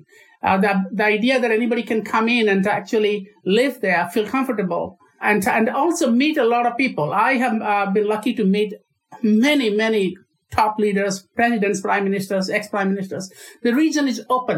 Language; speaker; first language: English; non-native, local second language; Odia